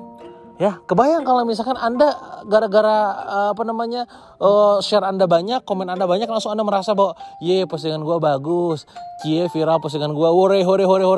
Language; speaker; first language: Indonesian; native; Indonesian